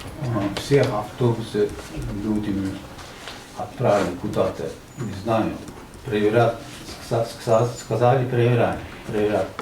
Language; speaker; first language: Russian; non-native, learner; Uzbek